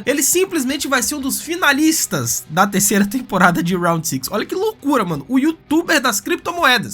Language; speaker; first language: Portuguese; native; Portuguese